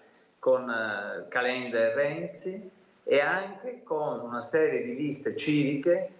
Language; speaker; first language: Italian; native; Italian